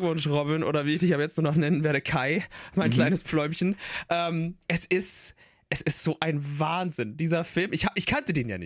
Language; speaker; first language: German; native; German